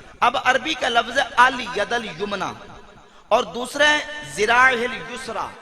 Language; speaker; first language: Urdu; non-native, local second language; Punjabi